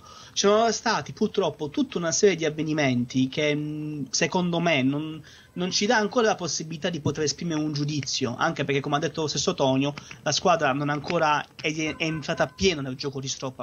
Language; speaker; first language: Italian; native; Italian